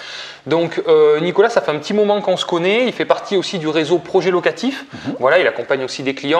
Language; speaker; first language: French; native; French